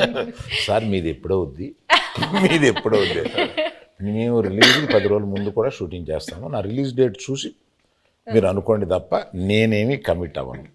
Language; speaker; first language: Telugu; native; Telugu